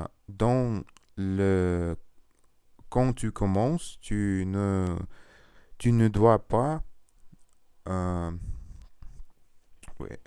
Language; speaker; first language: French; non-native, learner; Russian